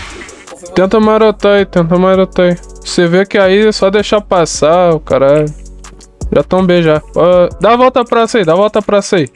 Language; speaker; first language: Portuguese; native; Portuguese